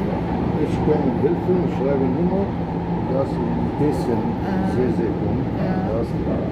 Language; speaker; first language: German; non-native, learner; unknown